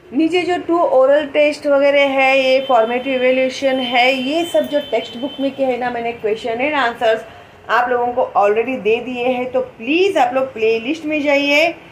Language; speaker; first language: Hindi; non-native, local second language; Marathi